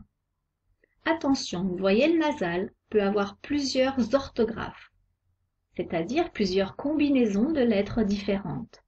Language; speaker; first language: French; native; French